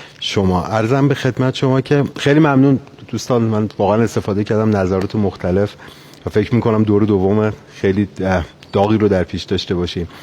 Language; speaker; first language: Persian; native; Persian